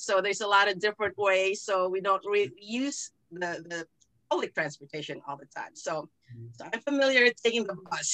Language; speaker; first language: English; non-native, local second language; Filipino